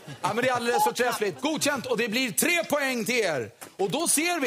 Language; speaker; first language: Swedish; native; Swedish